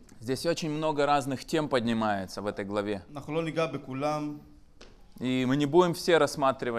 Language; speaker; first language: Russian; native; Russian